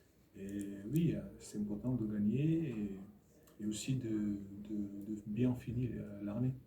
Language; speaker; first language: French; non-native, learner; Fijian